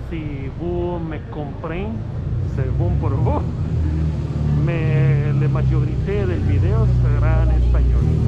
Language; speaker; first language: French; non-native, learner; Spanish